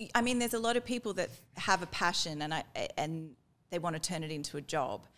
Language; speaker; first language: English; native; English